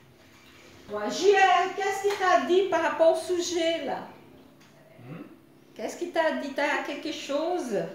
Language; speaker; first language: French; non-native, fluent; Portuguese